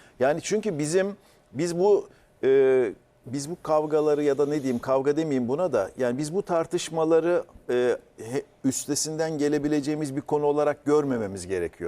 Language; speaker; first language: Turkish; native; Turkish